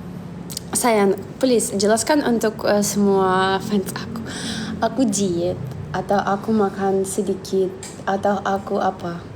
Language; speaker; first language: Indonesian; non-native, fluent; Russian